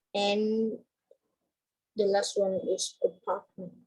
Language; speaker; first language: English; non-native, learner; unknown